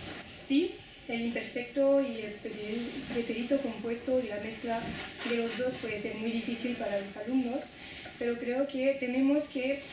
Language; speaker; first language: Spanish; non-native, fluent; French